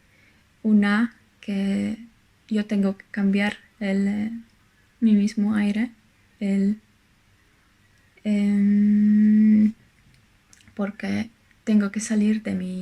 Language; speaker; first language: Spanish; non-native, fluent; Polish